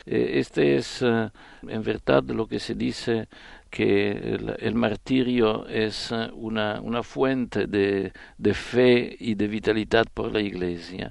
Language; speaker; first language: Spanish; non-native, fluent; Italian